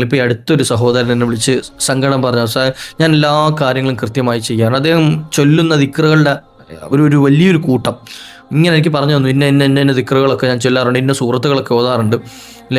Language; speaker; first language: Malayalam; native; Malayalam